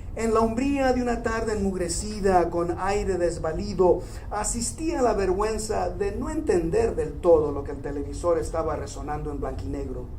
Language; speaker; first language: Spanish; early bilingual, heritage; Spanish